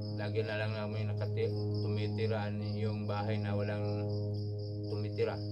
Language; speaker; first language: Filipino; non-native, local second language; Cebuano